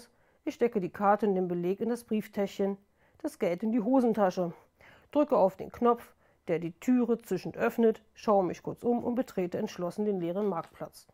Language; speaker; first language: German; native; German